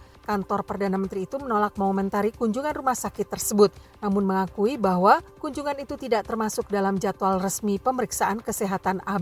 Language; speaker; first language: Indonesian; native; Indonesian